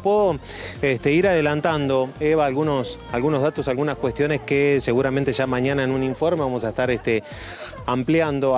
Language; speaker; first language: Spanish; native; Spanish